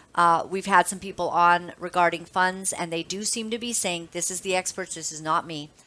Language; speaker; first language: English; native; English